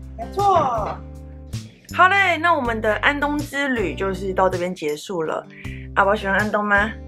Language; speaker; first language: Chinese; native; Chinese